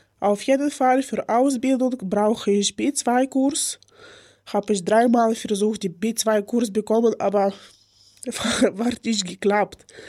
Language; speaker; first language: German; non-native, learner; Ukrainian